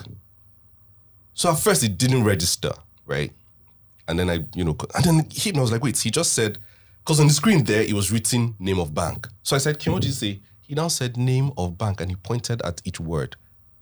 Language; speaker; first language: English; non-native, local second language; Hausa